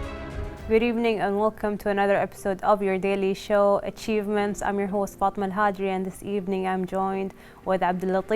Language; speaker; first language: English; non-native, fluent; Arabic